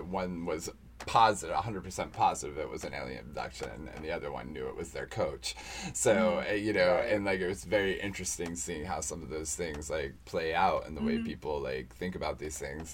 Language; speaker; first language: English; native; English